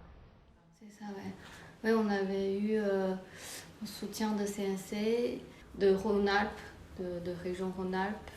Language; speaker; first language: French; non-native, fluent; Chinese